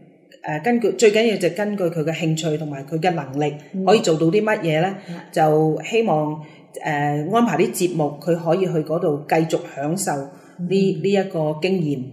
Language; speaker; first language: Cantonese; native; Cantonese